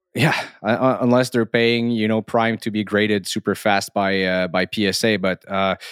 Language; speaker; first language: English; non-native, fluent; French